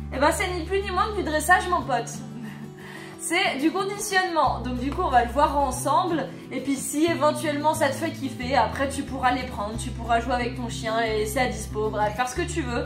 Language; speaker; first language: French; native; French